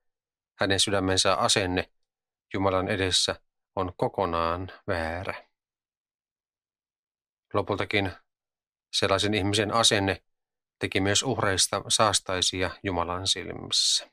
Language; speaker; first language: Finnish; native; Finnish